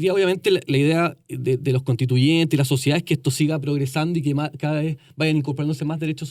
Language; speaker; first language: Spanish; native; Spanish